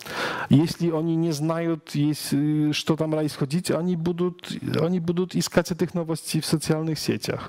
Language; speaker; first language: Russian; non-native, learner; Polish